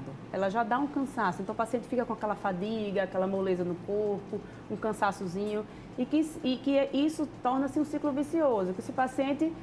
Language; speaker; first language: Portuguese; native; Portuguese